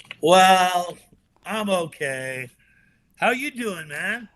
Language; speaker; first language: English; native; English